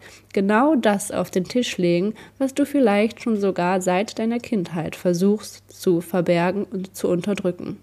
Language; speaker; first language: German; native; German